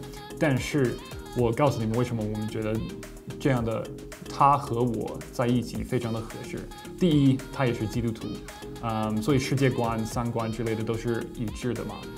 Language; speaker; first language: Chinese; non-native, fluent; English